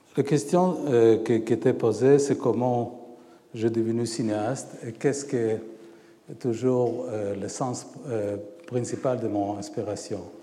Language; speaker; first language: French; non-native, fluent; Hebrew